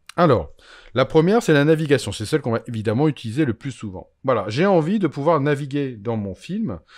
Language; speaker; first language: French; native; French